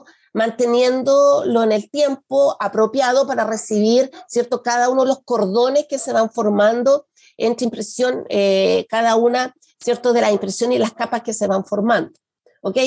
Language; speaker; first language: Spanish; native; Spanish